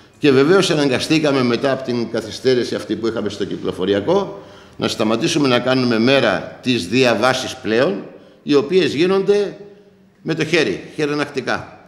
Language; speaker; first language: Greek; native; Greek